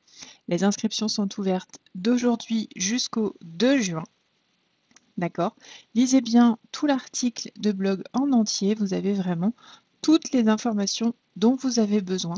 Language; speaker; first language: French; native; French